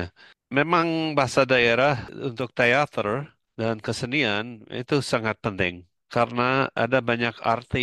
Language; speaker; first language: Indonesian; non-native, fluent; English